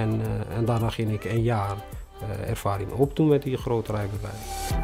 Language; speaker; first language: Dutch; non-native, fluent; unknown